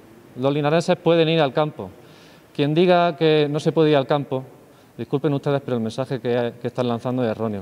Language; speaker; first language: Spanish; native; Spanish